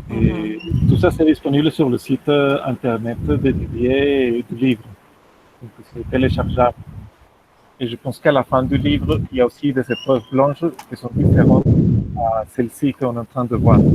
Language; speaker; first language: French; non-native, fluent; Spanish